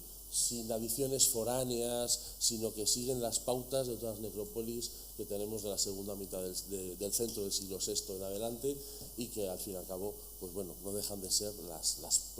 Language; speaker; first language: Spanish; native; Spanish